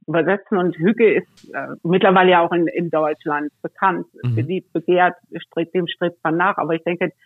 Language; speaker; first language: German; native; German